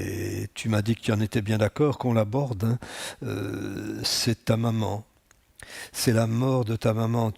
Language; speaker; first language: French; native; French